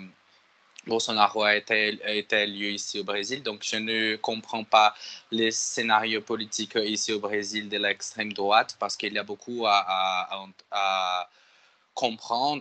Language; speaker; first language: French; non-native, learner; Portuguese